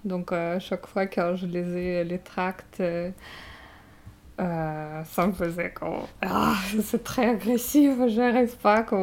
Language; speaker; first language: French; non-native, fluent; Russian